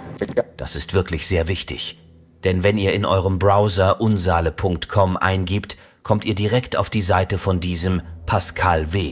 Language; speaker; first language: German; native; German